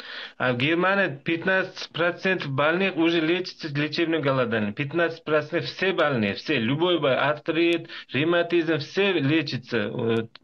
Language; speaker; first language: Russian; non-native, local second language; Uzbek